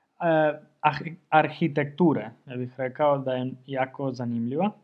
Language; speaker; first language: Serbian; non-native, fluent; Spanish